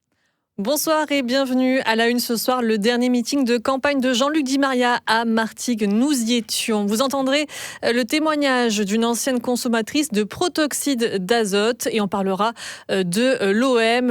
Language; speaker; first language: French; native; French